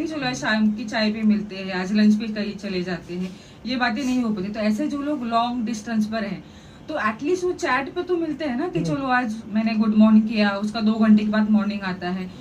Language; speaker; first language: Hindi; non-native, local second language; Marathi